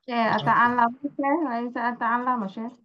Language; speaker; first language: Arabic; non-native, learner; Indonesian